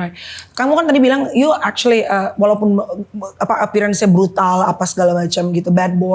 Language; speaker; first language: Indonesian; native; Indonesian